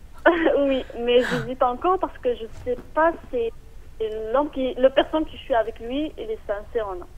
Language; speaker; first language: French; non-native, learner; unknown